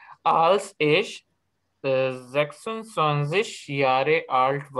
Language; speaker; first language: German; non-native, learner; Urdu